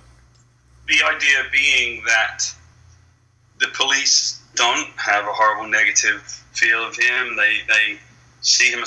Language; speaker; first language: English; native; English